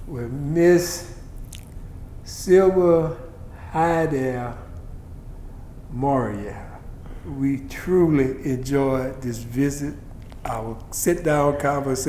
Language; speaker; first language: English; native; English